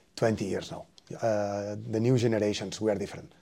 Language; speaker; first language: English; non-native, fluent; Spanish